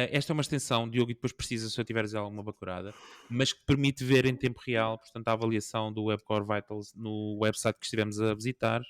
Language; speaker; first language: Portuguese; native; Portuguese